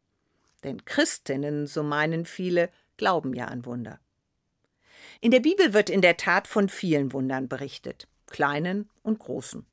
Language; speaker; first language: German; native; German